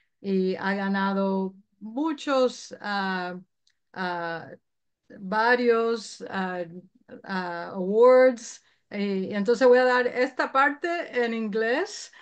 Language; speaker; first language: Spanish; early bilingual, heritage; Spanish